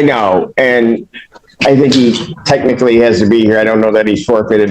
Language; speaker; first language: English; native; English